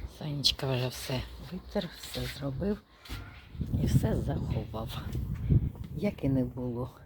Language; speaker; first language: Ukrainian; native; Ukrainian